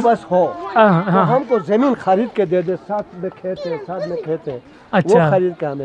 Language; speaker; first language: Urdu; non-native, local second language; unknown